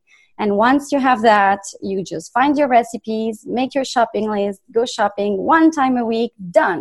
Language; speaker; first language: English; non-native, fluent; French